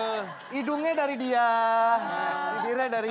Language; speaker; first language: Indonesian; native; Indonesian